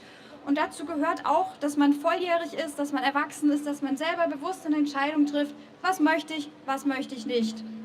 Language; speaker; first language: German; native; German